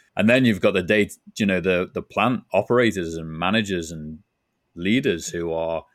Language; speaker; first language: English; native; English